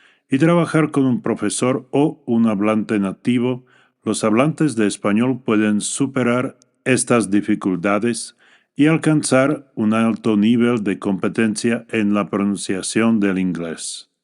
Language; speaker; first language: Spanish; non-native, fluent; English